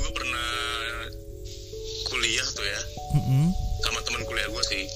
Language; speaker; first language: Indonesian; native; Indonesian